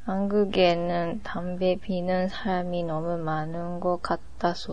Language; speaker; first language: Korean; non-native, learner; Japanese